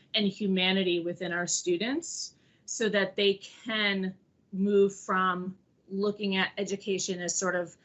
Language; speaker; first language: English; native; English